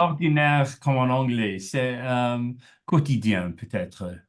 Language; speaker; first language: French; non-native, learner; English